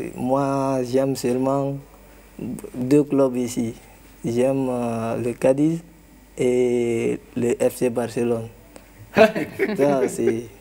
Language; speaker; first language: Spanish; non-native, learner; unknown